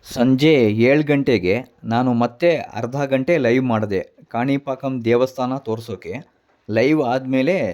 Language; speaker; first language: Kannada; native; Kannada